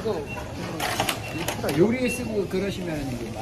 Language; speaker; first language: Korean; native; Korean